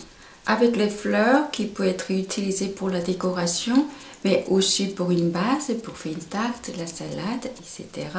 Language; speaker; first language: French; non-native, fluent; Korean